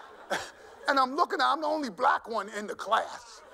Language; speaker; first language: English; native; English